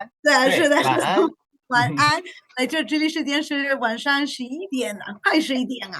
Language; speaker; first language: Chinese; non-native, fluent; Spanish